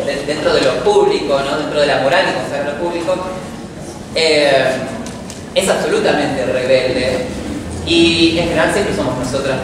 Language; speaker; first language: Spanish; native; Spanish